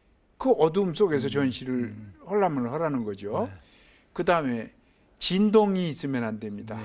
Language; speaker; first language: Korean; native; Korean